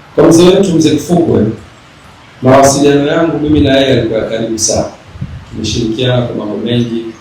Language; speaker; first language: Swahili; native; Swahili